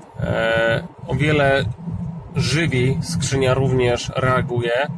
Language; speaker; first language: Polish; native; Polish